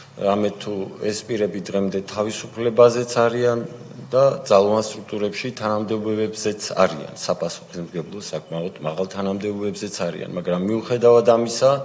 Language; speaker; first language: Georgian; native; Georgian